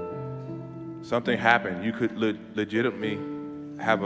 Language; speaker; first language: English; native; English